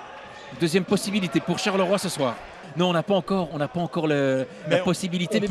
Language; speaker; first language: French; native; French